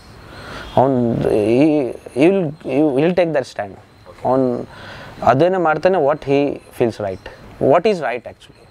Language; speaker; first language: Kannada; non-native, learner; Nepali